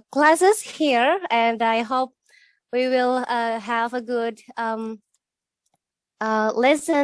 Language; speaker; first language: English; non-native, fluent; Indonesian